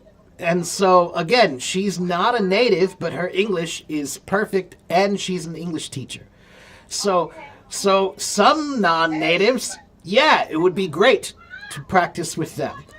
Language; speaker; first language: English; non-native, fluent; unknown